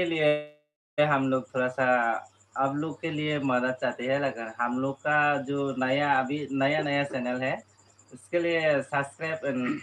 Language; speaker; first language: Hindi; non-native, local second language; Kok Borok